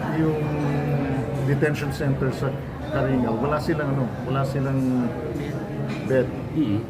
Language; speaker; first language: Filipino; native; Filipino